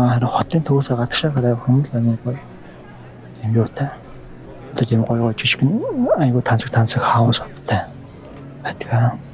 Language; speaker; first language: Mongolian; native; Mongolian